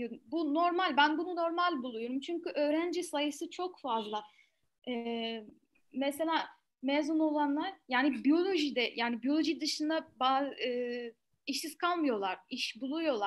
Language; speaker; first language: Turkish; non-native, fluent; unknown